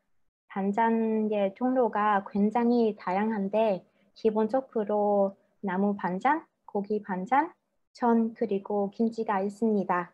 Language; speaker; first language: Korean; non-native, fluent; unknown